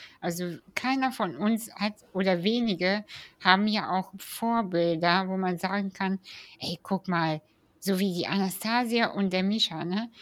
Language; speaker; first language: German; early bilingual, other home language; Russian